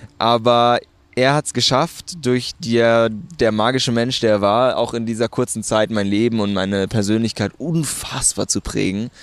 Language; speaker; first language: German; native; German